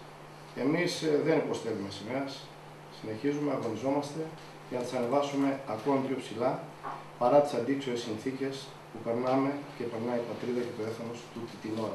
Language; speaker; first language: Greek; native; Greek